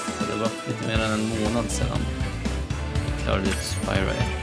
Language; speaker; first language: Swedish; native; Swedish